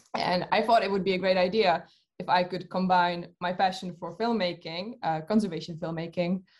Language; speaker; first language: English; non-native, fluent; Czech